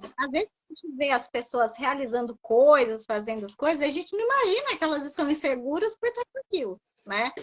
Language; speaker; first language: Portuguese; native; Portuguese